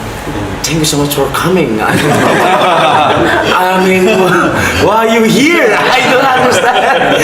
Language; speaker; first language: English; non-native, fluent; Indonesian